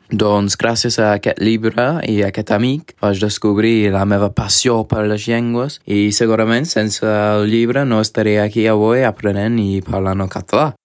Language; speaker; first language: Catalan; non-native, fluent; English